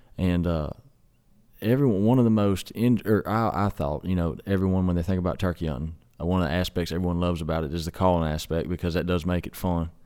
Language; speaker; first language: English; native; English